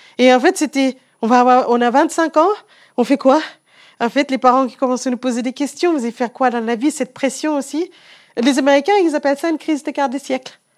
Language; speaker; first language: French; non-native, fluent; English